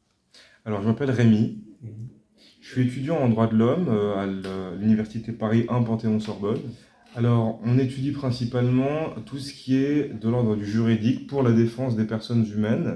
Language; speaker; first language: French; native; French